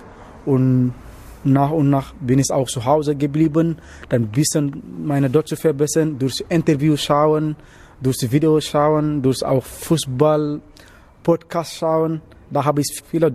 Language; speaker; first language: German; non-native, fluent; Wolof